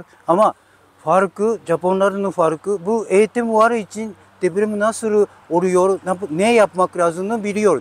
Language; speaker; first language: Turkish; non-native, learner; Japanese